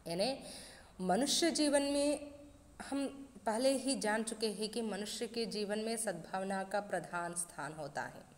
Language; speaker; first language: Hindi; non-native, local second language; Kannada